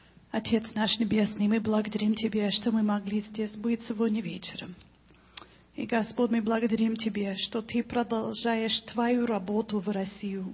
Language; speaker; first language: Russian; non-native, learner; English